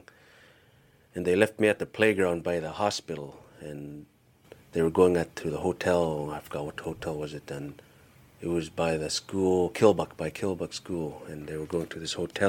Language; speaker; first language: English; early bilingual, other home language; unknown